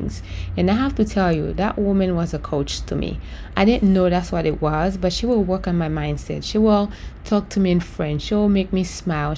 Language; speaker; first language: English; non-native, fluent; Haitian Creole